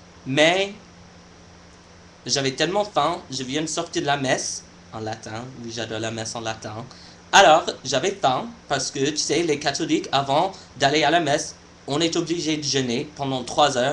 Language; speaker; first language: French; non-native, fluent; English